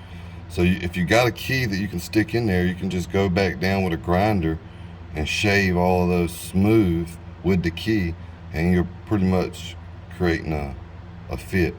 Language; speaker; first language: English; native; English